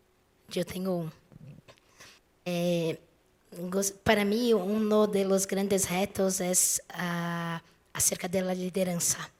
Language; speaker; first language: Spanish; non-native, fluent; Portuguese